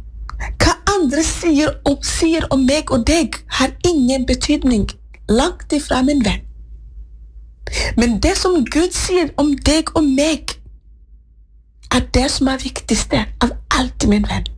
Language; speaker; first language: Norwegian; non-native, fluent; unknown